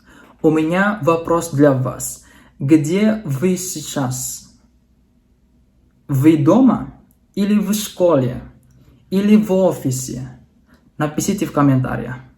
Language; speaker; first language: Russian; non-native, fluent; Indonesian